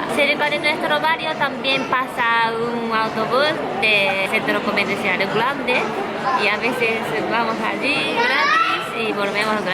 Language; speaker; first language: Spanish; non-native, fluent; Japanese